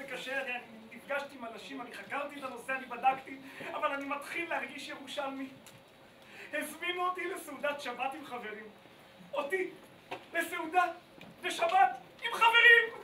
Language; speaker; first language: Hebrew; native; Hebrew